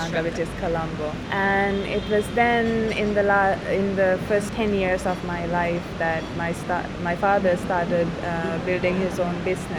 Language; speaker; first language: English; non-native, local second language; Sinhala